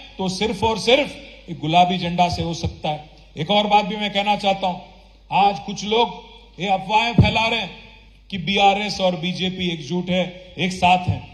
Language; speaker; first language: Hindi; non-native, local second language; Telugu